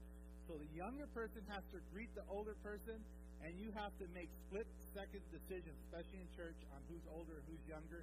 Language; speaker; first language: English; native; English